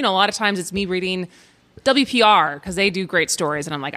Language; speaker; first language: English; native; English